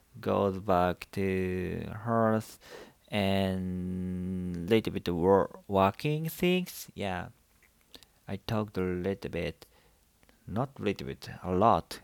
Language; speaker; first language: English; non-native, learner; Japanese